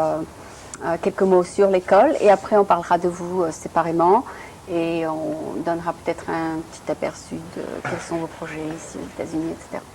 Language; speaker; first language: French; native; French